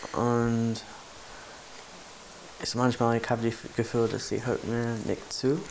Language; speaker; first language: German; non-native, learner; English